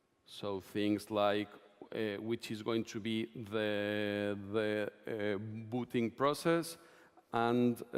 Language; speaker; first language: English; non-native, fluent; Spanish